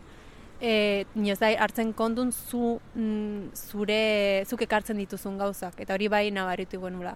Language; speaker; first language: Basque; early bilingual, other home language; Spanish